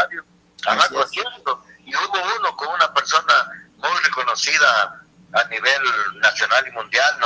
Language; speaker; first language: Spanish; native; Spanish